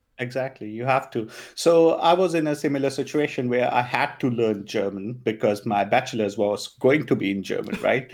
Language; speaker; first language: English; non-native, local second language; Punjabi